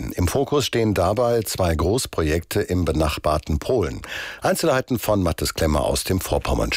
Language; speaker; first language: German; native; German